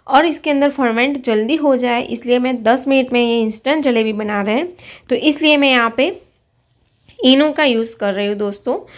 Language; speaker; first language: Hindi; non-native, local second language; Gujarati